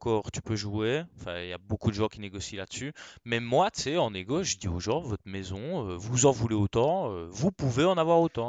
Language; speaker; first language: French; native; French